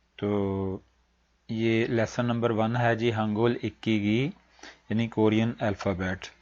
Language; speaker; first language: Urdu; native; Urdu